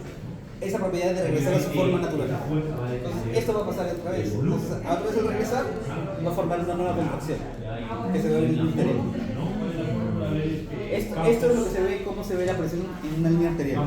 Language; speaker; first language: Spanish; native; Spanish